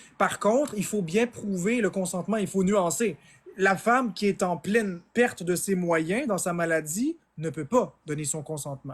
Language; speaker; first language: French; native; French